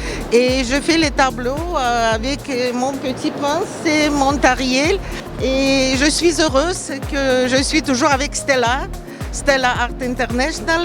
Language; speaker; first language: French; non-native, learner; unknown